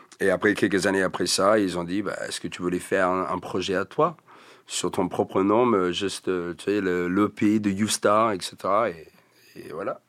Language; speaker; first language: French; non-native, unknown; English